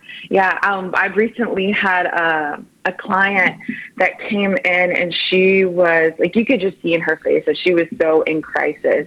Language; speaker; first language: English; early bilingual, other home language; Spanish